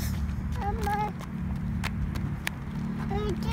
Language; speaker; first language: Chinese; early bilingual, heritage; Chinese